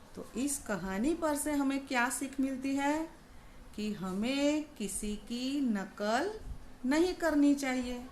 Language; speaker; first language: Hindi; non-native, local second language; Gujarati